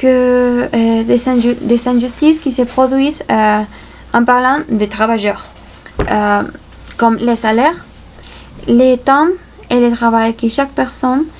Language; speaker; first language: French; non-native, fluent; Spanish